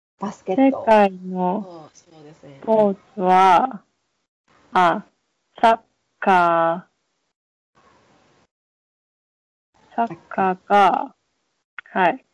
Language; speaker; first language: Japanese; non-native, learner; Chinese